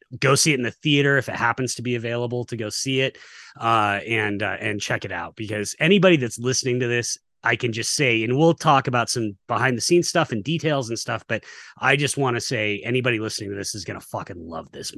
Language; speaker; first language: English; native; English